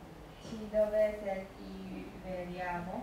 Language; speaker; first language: Italian; non-native, learner; Chinese